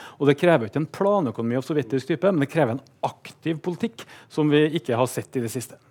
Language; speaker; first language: Norwegian; native; Norwegian